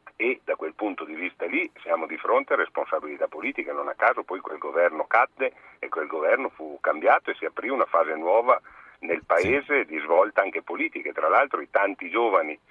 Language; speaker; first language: Italian; native; Italian